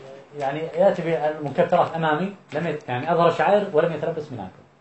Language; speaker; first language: Arabic; native; Arabic